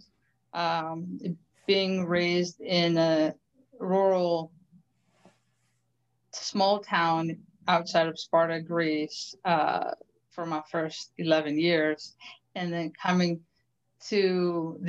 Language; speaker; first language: English; early bilingual, other home language; Greek